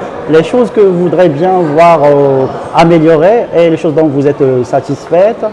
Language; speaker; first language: French; non-native, local second language; Arabic